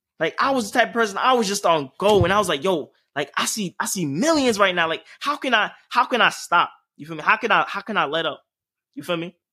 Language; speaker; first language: English; native; English